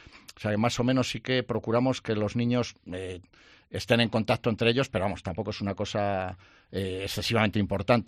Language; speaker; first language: Spanish; native; Spanish